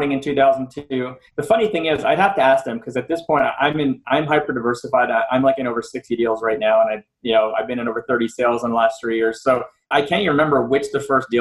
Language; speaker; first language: English; native; English